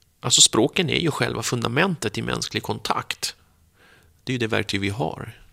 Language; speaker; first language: Swedish; early bilingual, other home language; Spanish